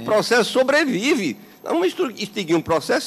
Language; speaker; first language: Portuguese; native; Portuguese